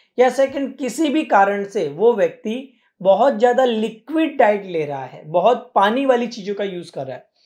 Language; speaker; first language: Hindi; native; Hindi